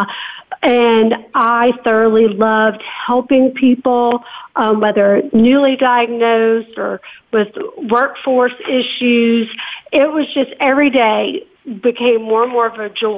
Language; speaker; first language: English; native; English